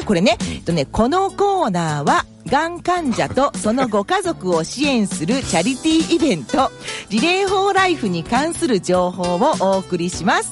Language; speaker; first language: Japanese; native; Japanese